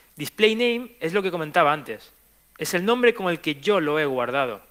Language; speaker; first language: Spanish; native; Spanish